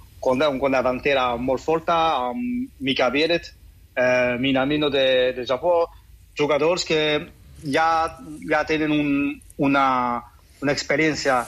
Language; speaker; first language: Catalan; non-native, fluent; French